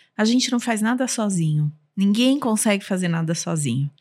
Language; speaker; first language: Portuguese; non-native, local second language; Armenian